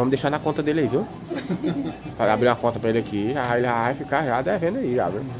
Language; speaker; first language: Portuguese; native; Portuguese